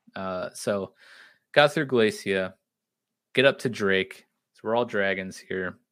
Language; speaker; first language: English; native; English